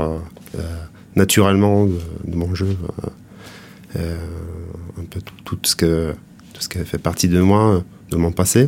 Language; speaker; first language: French; non-native, fluent; Italian